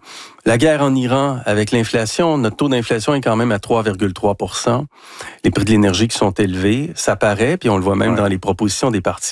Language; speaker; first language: French; native; French